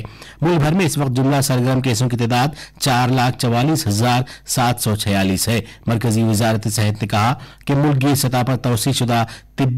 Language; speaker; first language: Urdu; native; Urdu